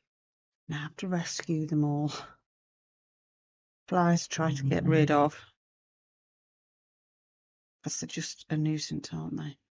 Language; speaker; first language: English; native; English